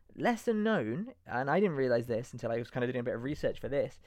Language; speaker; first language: English; native; English